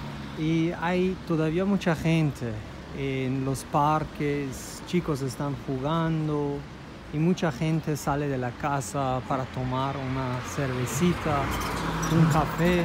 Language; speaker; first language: Spanish; non-native, fluent; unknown